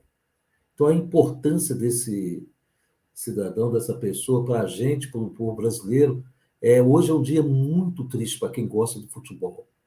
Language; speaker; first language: Portuguese; native; Portuguese